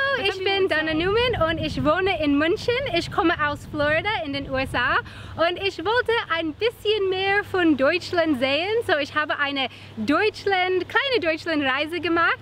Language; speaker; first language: German; non-native, learner; English